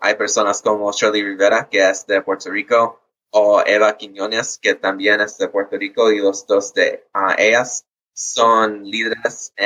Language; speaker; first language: Spanish; early bilingual, heritage; English